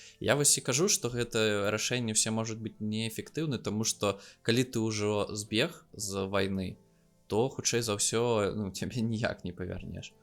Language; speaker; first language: Belarusian; non-native, local second language; Russian